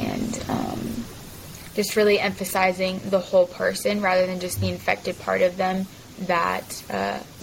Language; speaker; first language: English; native; English